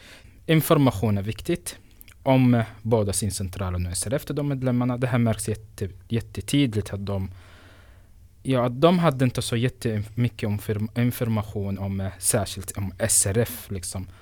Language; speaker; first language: Swedish; non-native, fluent; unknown